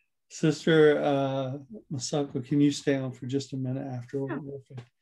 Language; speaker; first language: English; native; English